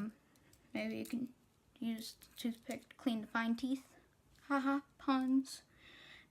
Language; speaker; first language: English; native; English